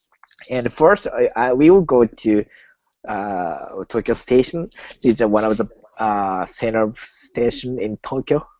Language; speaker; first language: English; non-native, learner; Japanese